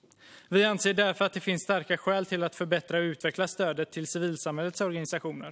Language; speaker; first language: Swedish; native; Swedish